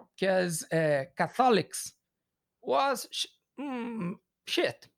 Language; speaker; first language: English; non-native, learner; Portuguese